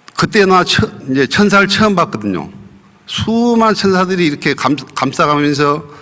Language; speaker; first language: Korean; native; Korean